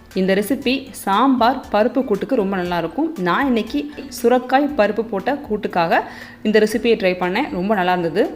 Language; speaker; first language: Tamil; native; Tamil